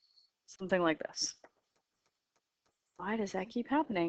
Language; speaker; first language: English; native; English